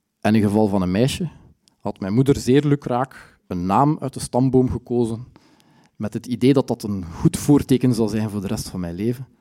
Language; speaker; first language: Dutch; native; Dutch